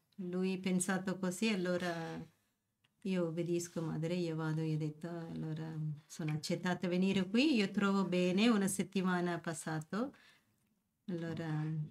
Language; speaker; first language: Italian; non-native, learner; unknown